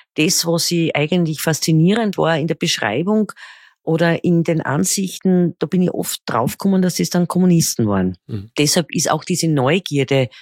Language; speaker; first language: German; native; German